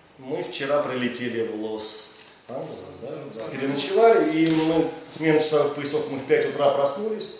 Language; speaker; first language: Russian; native; Russian